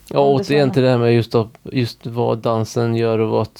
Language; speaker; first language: Swedish; native; Swedish